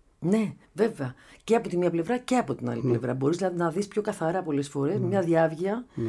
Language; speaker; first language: Greek; native; Greek